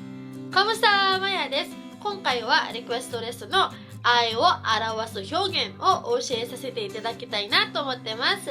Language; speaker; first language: Japanese; non-native, fluent; Cebuano